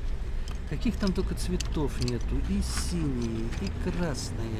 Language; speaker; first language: Russian; native; Russian